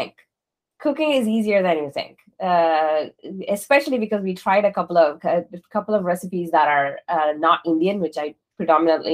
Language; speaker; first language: English; non-native, local second language; Kannada